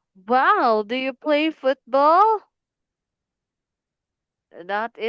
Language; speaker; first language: English; non-native, fluent; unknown